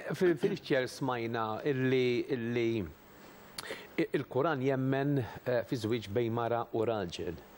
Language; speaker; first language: Maltese; native; Maltese